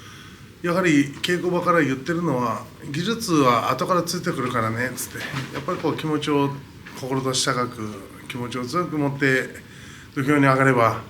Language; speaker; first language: Japanese; native; Japanese